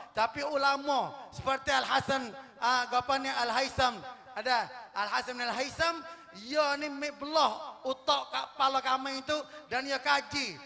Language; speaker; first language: Malay; native; Malay